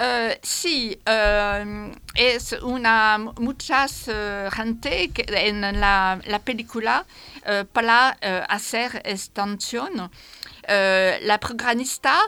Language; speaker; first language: Spanish; non-native, fluent; French